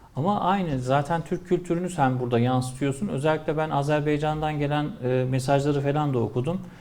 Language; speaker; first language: Turkish; native; Turkish